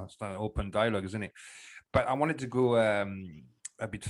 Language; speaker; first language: English; non-native, fluent; French